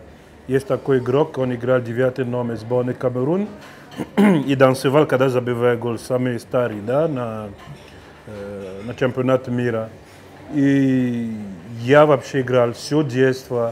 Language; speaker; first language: Russian; non-native, fluent; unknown